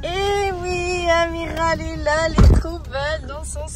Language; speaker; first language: French; native; French